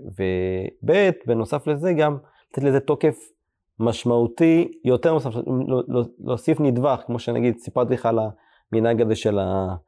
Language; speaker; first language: Hebrew; early bilingual, other home language; Amharic